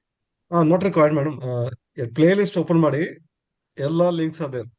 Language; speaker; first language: Kannada; non-native, learner; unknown